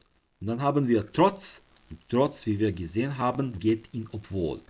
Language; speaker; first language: German; non-native, fluent; Serbian